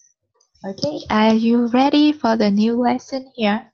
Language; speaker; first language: English; non-native, learner; Vietnamese